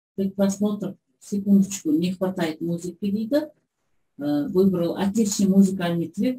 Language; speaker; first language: Russian; non-native, local second language; Kazakh